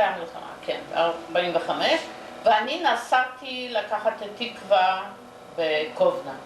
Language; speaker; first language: Hebrew; non-native, fluent; Yiddish